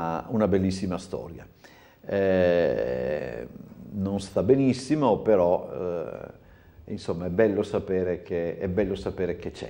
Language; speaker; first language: Italian; native; Italian